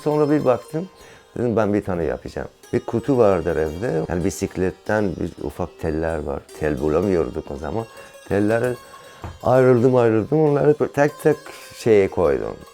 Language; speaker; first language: Turkish; non-native, learner; Persian